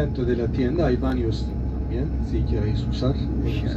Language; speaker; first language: Spanish; non-native, fluent; Turkish